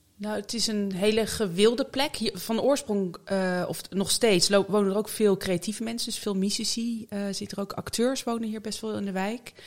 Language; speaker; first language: Dutch; native; Dutch